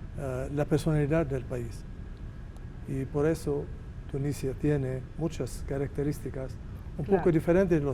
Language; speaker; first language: Spanish; non-native, fluent; Arabic